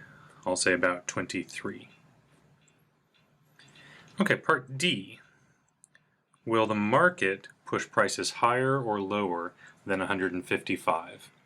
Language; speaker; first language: English; native; English